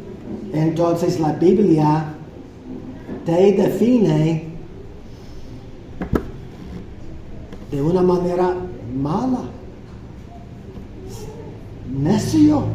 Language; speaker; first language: Spanish; non-native, fluent; English